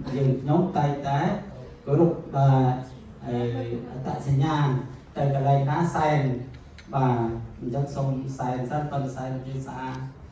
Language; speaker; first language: Khmer; non-native, local second language; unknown